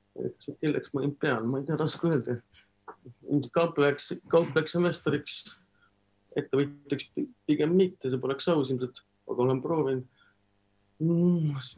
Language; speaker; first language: Estonian; non-native, local second language; Russian